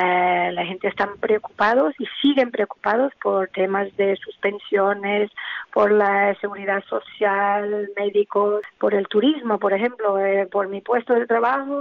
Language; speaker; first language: Spanish; non-native, learner; English